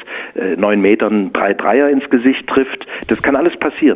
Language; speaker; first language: German; native; German